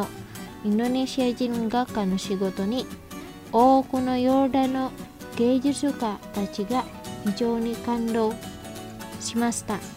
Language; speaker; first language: Japanese; non-native, fluent; Indonesian